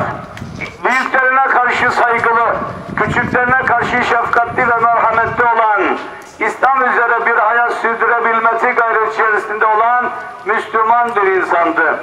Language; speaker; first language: Turkish; native; Turkish